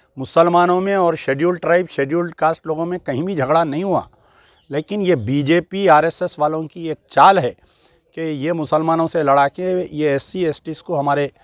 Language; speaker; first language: Hindi; non-native, local second language; Urdu